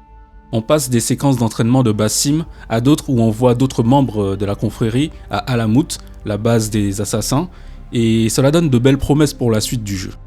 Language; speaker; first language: French; native; French